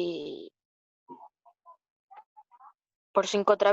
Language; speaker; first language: Spanish; native; Spanish